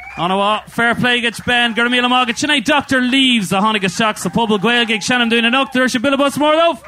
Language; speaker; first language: Irish; non-native, local second language; English